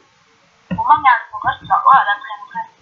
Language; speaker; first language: Norwegian; native; Norwegian